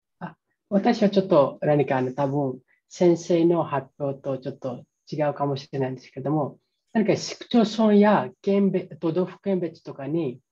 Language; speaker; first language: Japanese; non-native, fluent; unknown